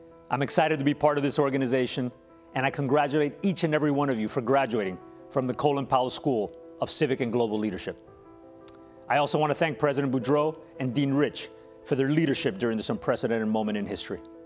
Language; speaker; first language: English; early bilingual, other home language; Spanish